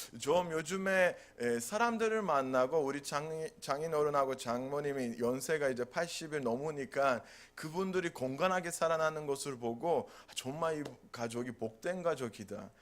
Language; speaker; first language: Korean; non-native, fluent; Turkish